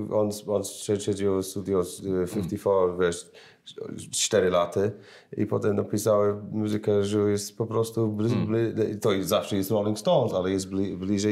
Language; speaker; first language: Polish; non-native, learner; English